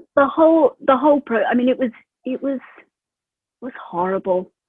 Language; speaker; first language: English; native; English